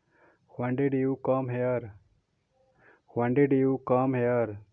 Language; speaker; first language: English; non-native, local second language; Odia